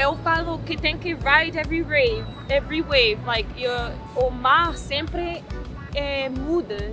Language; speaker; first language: Portuguese; non-native, fluent; French